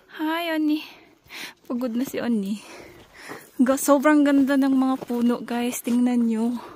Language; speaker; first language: Filipino; native; Filipino